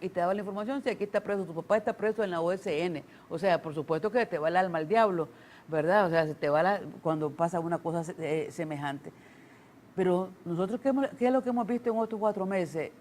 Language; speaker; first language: Spanish; native; Spanish